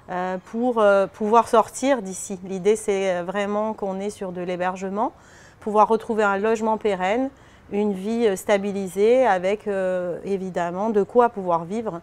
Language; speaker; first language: French; native; French